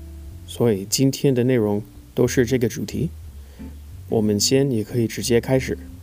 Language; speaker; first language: Chinese; non-native, fluent; English